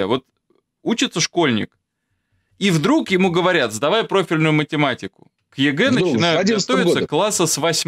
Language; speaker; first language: Russian; native; Russian